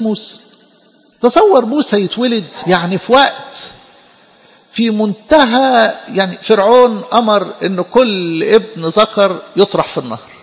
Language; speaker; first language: Arabic; native; Arabic